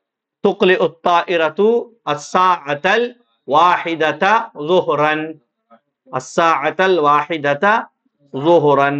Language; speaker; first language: Arabic; non-native, fluent; Urdu